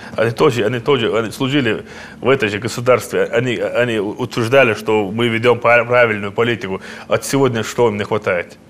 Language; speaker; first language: Russian; non-native, local second language; Chechen